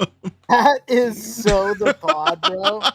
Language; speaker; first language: English; native; English